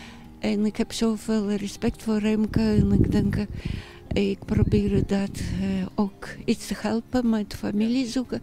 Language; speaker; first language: Dutch; non-native, learner; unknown